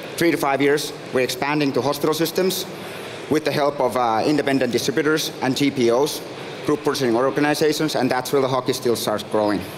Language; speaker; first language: English; non-native, fluent; Finnish